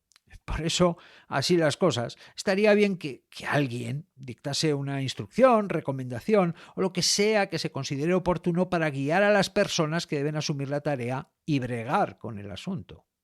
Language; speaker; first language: Spanish; native; Spanish